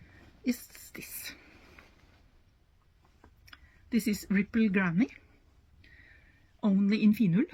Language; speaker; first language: English; non-native, learner; Norwegian